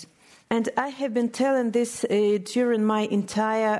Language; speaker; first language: English; non-native, fluent; Russian